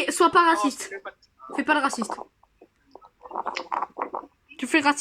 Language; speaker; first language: French; native; French